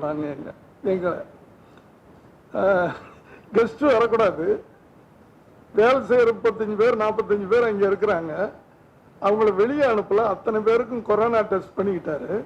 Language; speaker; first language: Tamil; native; Tamil